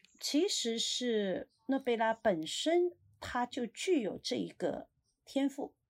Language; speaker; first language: Chinese; native; Chinese